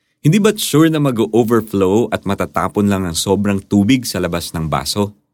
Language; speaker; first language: Filipino; native; Filipino